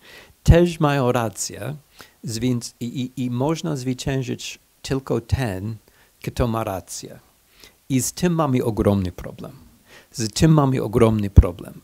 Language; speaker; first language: Polish; non-native, fluent; English